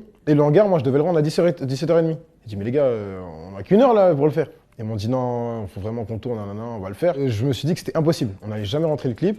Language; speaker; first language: French; native; French